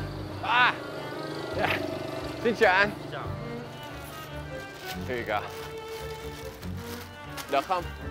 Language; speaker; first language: Vietnamese; non-native, learner; English